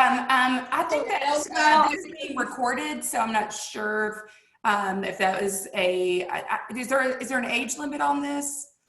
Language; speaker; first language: English; native; English